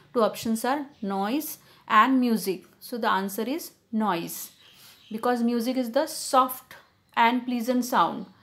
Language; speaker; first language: English; non-native, local second language; Hindi